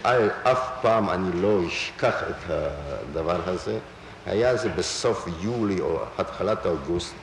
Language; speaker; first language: Hebrew; non-native, fluent; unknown